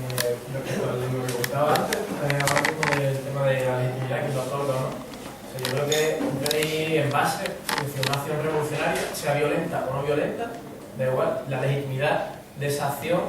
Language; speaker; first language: Spanish; native; Spanish